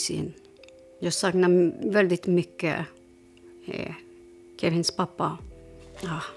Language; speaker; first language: Swedish; non-native, learner; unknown